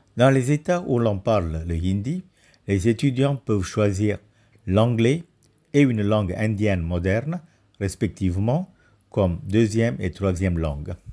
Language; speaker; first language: French; non-native, fluent; Tamil